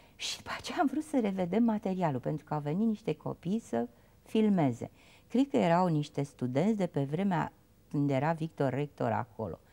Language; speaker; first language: Romanian; native; Romanian